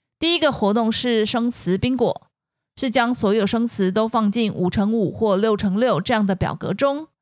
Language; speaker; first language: Chinese; native; Chinese